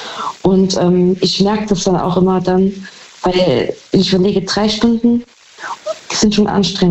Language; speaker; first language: German; native; German